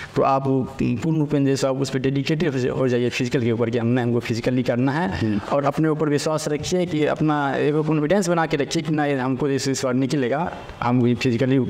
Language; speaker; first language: Hindi; native; Hindi